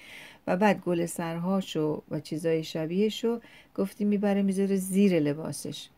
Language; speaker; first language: Persian; native; Persian